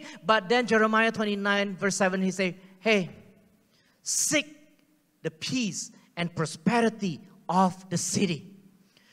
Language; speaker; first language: English; native; English